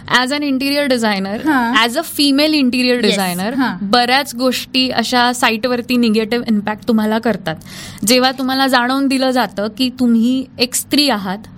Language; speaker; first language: Marathi; native; Marathi